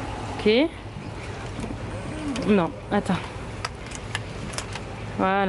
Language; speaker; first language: French; native; French